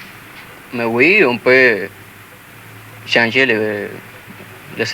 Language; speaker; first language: French; non-native, learner; Spanish